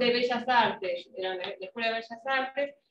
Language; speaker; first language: Spanish; native; Spanish